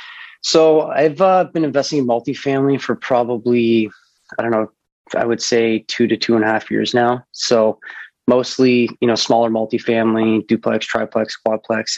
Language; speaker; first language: English; native; English